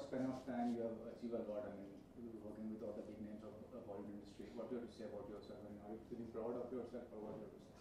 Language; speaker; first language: English; non-native, local second language; Hindi